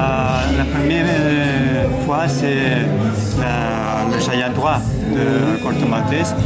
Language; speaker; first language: French; non-native, learner; Catalan